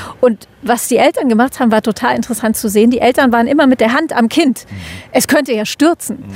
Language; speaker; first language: German; native; German